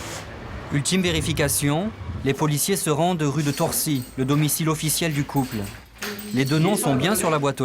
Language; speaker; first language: French; native; French